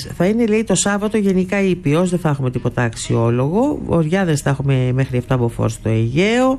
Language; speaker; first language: Greek; native; Greek